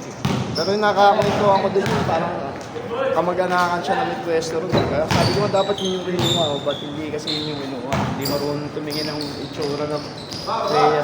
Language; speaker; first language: Filipino; native; Filipino